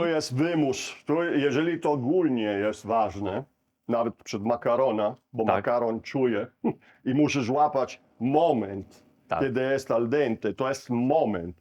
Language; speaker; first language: Polish; non-native, learner; Italian